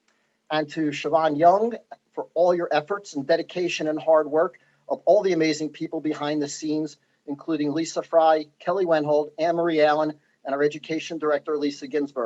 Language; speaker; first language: English; native; English